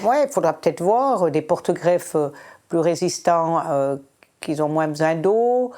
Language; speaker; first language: French; native; French